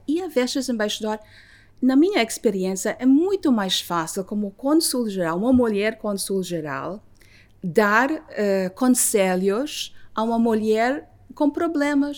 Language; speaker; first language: Portuguese; non-native, learner; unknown